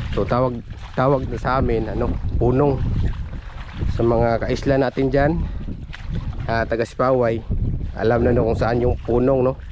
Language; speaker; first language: Filipino; non-native, local second language; Cebuano